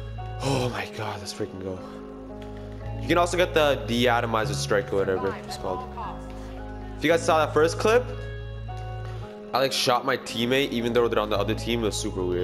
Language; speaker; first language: English; native; English